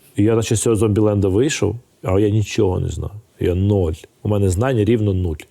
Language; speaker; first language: Ukrainian; non-native, local second language; Russian